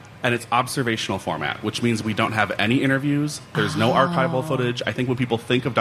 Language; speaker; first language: English; native; English